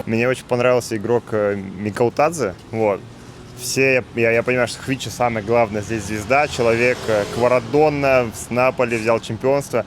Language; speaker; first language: Russian; native; Russian